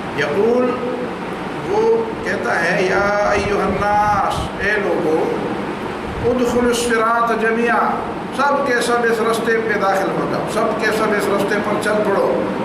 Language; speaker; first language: Urdu; non-native, local second language; Pashto